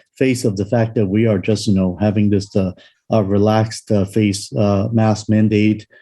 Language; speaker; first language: English; non-native, local second language; Cantonese